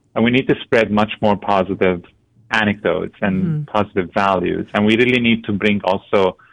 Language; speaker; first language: English; non-native, fluent; Arabic